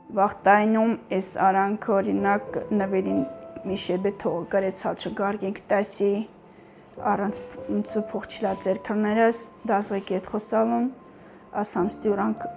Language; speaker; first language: Armenian; native; Armenian